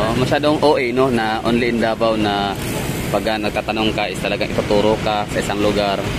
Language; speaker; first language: Filipino; non-native, local second language; Cebuano